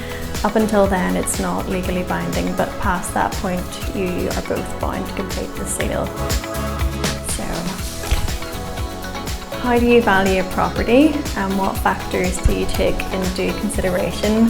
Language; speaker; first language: English; native; English